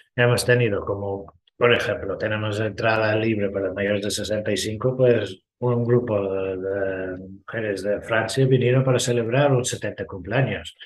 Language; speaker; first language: Spanish; non-native, fluent; English